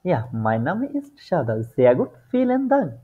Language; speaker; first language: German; non-native, fluent; Bangla